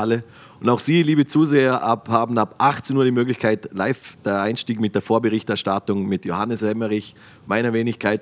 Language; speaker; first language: German; native; German